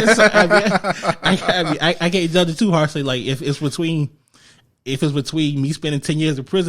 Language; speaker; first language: English; native; English